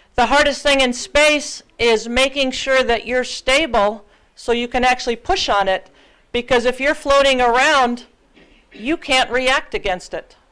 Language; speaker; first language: English; early bilingual, other home language; Ukrainian